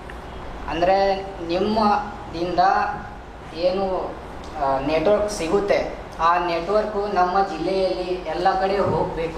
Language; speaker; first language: Kannada; non-native, local second language; Marathi